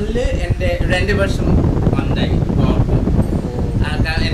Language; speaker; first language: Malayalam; non-native, learner; Assamese